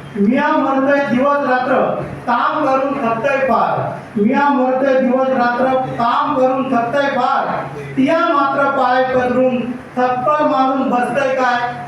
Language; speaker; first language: Marathi; native; Marathi